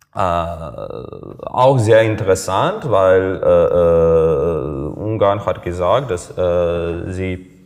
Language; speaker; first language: German; non-native, fluent; Serbian